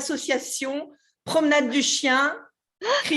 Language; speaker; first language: French; native; French